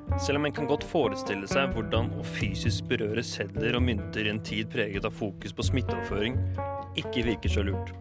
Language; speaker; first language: Norwegian; native; Norwegian